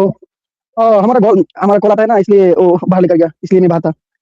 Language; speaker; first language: Hindi; native; Hindi